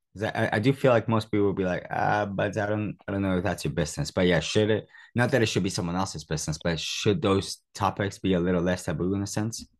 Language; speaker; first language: English; early bilingual, other home language; Spanish